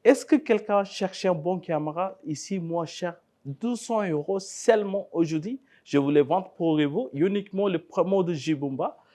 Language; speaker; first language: French; non-native, learner; Tamil